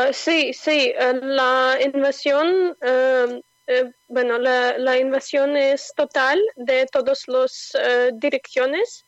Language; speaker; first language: Spanish; non-native, fluent; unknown